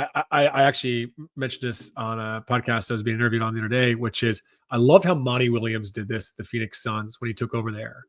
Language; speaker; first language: English; native; English